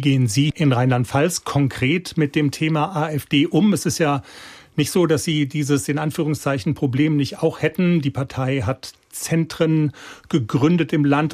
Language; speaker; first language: German; native; German